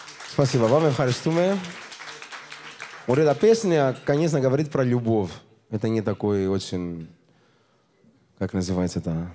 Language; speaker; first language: Russian; non-native, learner; Greek